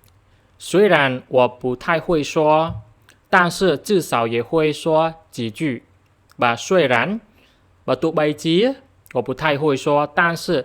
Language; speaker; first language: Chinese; non-native, fluent; Khmer